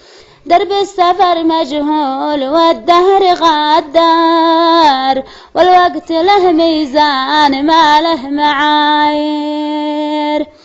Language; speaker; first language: Arabic; native; Arabic